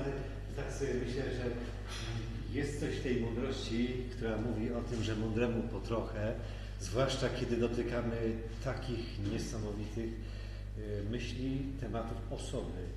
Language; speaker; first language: Polish; native; Polish